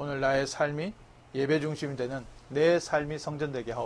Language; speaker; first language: Korean; native; Korean